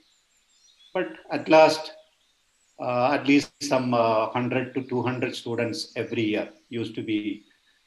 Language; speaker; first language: English; non-native, local second language; Malayalam